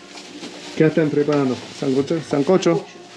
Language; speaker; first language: Spanish; non-native, learner; English